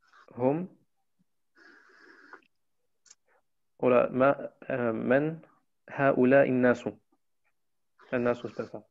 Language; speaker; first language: Arabic; non-native, fluent; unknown